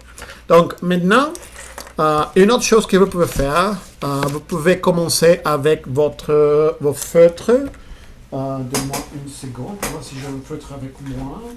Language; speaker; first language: French; non-native, fluent; Spanish